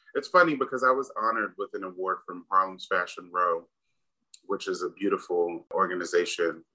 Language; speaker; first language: English; native; English